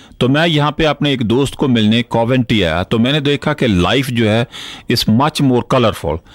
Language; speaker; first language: Urdu; non-native, local second language; Punjabi